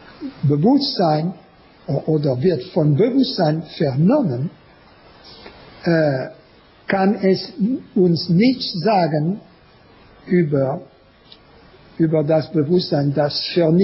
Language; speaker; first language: German; non-native, learner; French